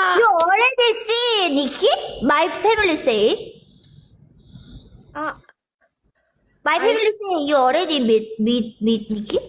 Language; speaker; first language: English; non-native, learner; Thai